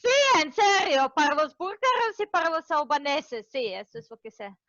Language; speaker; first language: Spanish; non-native, fluent; Serbian